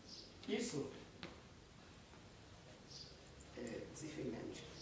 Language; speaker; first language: Portuguese; non-native, learner; Haitian Creole